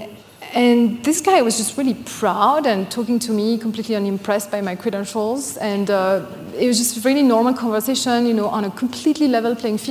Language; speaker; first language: English; non-native, fluent; French